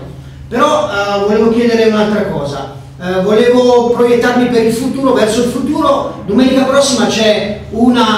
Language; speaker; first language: Italian; native; Italian